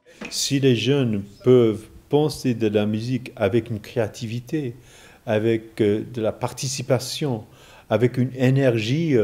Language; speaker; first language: French; non-native, fluent; English